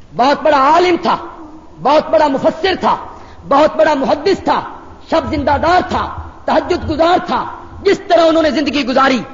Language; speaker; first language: Urdu; non-native, local second language; Punjabi